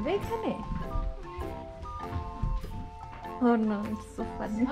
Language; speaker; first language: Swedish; non-native, learner; Bangla